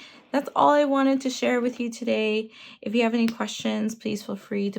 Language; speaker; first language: English; native; English